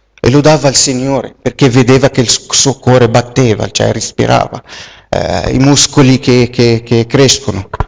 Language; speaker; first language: Italian; non-native, fluent; Arabic